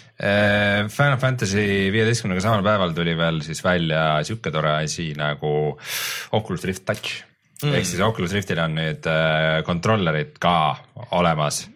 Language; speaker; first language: Estonian; native; Estonian